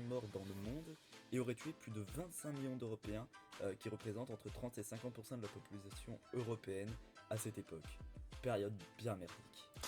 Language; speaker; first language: French; native; French